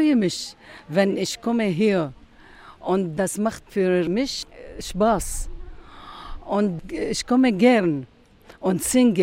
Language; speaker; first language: German; non-native, learner; Arabic